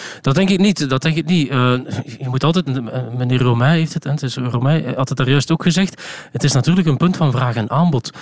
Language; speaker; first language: Dutch; native; Dutch